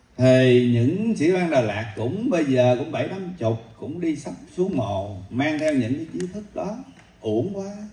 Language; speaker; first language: Vietnamese; native; Vietnamese